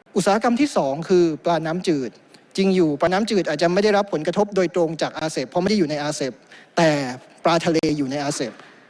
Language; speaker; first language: Thai; native; Thai